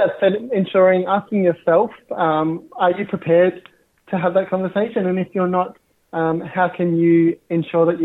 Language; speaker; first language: English; native; English